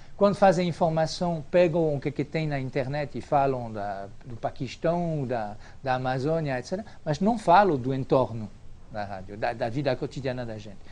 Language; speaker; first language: Portuguese; non-native, fluent; French